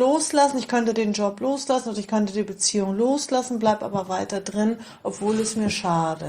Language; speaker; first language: German; native; German